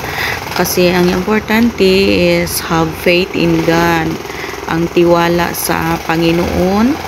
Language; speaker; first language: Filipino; non-native, local second language; Cebuano